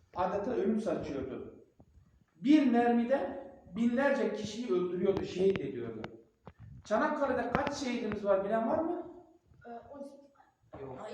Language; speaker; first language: Turkish; non-native, local second language; Kurdish